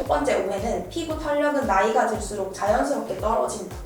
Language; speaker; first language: Korean; native; Korean